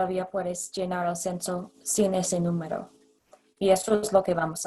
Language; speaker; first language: Spanish; non-native, fluent; English